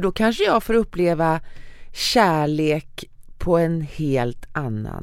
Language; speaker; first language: Swedish; native; Swedish